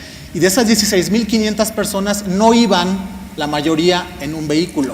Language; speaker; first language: Spanish; native; Spanish